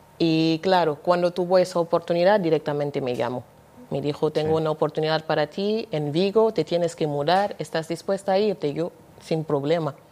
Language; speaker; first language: Spanish; non-native, fluent; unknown